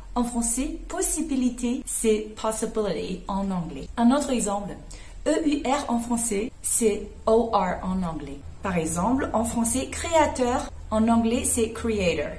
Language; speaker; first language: French; non-native, fluent; Chinese